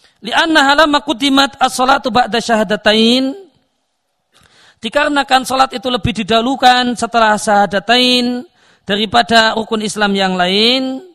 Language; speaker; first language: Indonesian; native; Indonesian